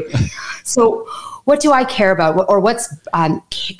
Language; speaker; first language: English; native; English